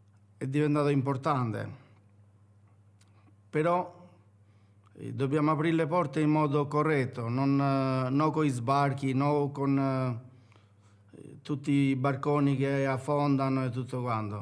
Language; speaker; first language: Italian; non-native, fluent; Albanian